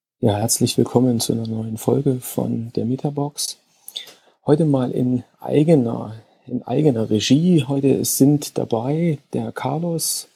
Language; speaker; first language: German; native; German